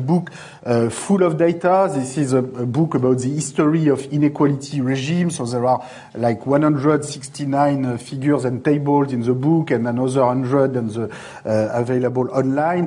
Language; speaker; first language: English; non-native, fluent; French